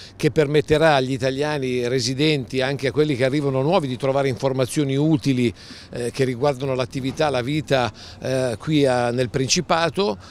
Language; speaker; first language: Italian; native; Italian